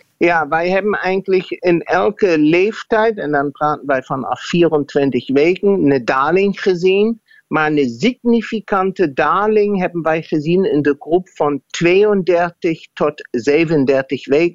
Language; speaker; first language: Dutch; non-native, fluent; German